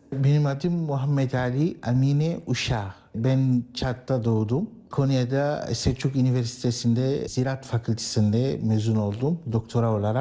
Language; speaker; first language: Turkish; non-native, learner; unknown